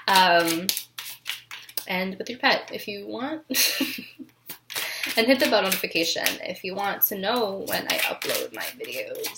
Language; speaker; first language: English; native; English